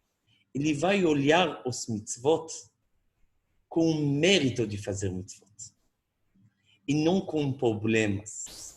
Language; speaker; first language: Portuguese; non-native, fluent; Hebrew